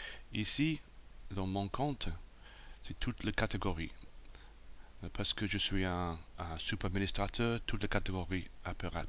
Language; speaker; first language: French; non-native, learner; English